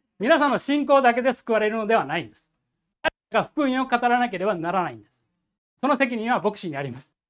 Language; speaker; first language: Japanese; native; Japanese